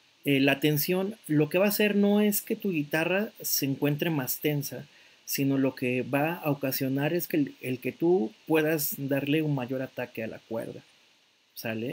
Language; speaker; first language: Spanish; native; Spanish